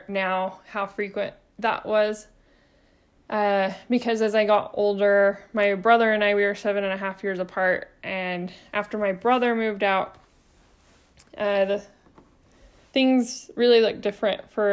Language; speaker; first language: English; native; English